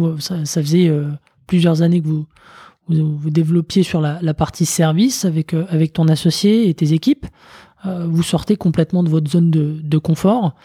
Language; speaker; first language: French; native; French